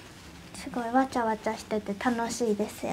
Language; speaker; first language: Japanese; native; Japanese